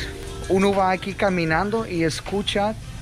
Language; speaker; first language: Spanish; non-native, fluent; Russian